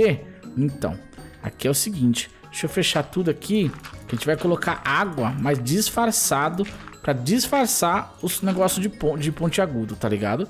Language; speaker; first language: Portuguese; native; Portuguese